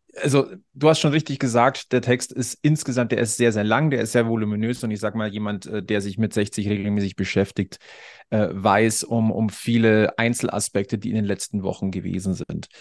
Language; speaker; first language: German; native; German